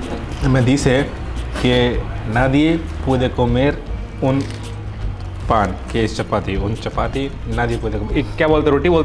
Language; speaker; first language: Spanish; non-native, fluent; Hindi